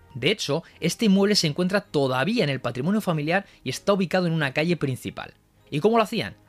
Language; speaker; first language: Spanish; native; Spanish